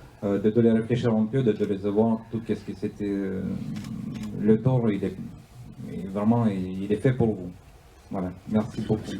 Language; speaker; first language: French; non-native, learner; Russian